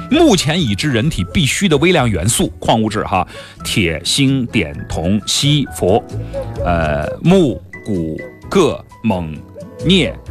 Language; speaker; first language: Chinese; native; Chinese